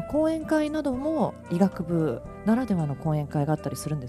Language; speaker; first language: Japanese; native; Japanese